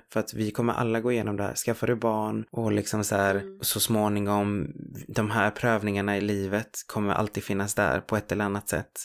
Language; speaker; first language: Swedish; early bilingual, other home language; Spanish